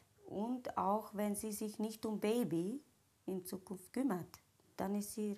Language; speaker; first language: German; non-native, learner; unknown